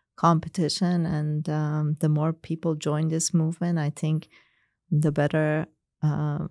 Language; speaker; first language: English; non-native, fluent; Persian